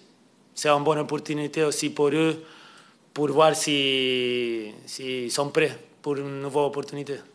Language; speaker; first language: French; non-native, fluent; Spanish